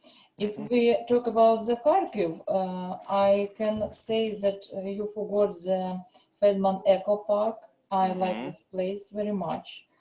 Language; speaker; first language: English; non-native, learner; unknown